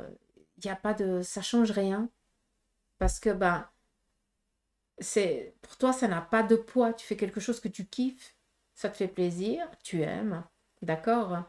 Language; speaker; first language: French; native; French